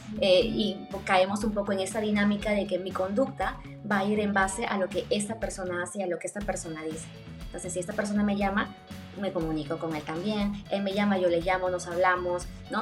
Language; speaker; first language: Spanish; native; Spanish